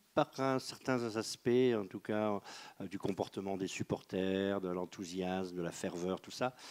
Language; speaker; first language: French; native; French